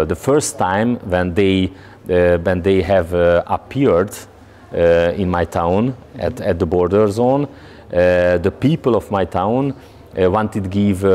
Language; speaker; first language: English; non-native, learner; Hungarian